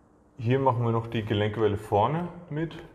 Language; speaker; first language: German; native; German